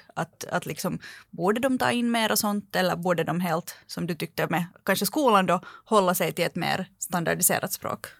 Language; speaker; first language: Swedish; native; Swedish